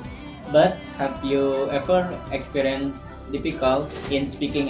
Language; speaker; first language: English; non-native, learner; Indonesian